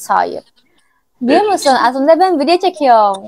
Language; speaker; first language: Turkish; non-native, learner; Indonesian